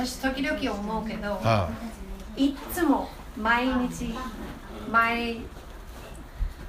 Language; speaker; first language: Japanese; non-native, fluent; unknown